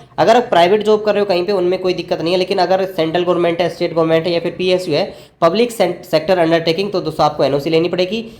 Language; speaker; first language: Hindi; native; Hindi